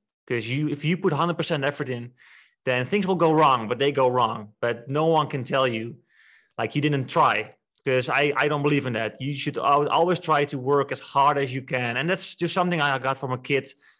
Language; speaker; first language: English; non-native, fluent; Dutch